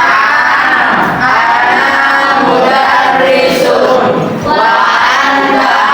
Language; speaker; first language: Arabic; non-native, learner; Indonesian